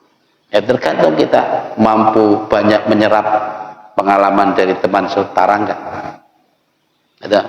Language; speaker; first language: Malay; non-native, local second language; Javanese